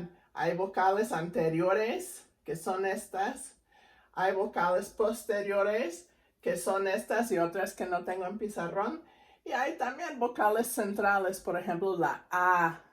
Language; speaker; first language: Spanish; non-native, fluent; English